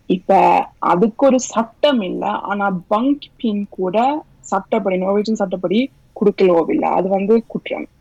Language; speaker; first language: Tamil; early bilingual, heritage; Tamil